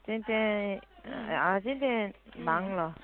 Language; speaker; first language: Chinese; non-native, learner; Korean